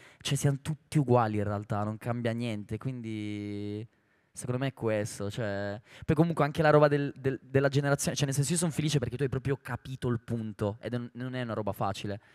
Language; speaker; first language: Italian; native; Italian